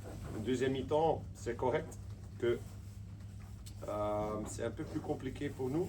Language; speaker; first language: French; non-native, local second language; Dutch